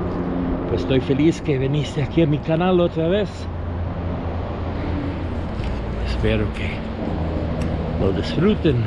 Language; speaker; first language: Spanish; non-native, fluent; English